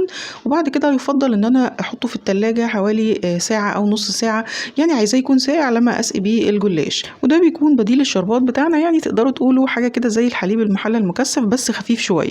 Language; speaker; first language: Arabic; native; Arabic